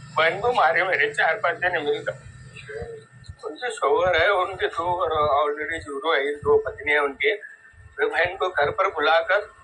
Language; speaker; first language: Hindi; non-native, local second language; Urdu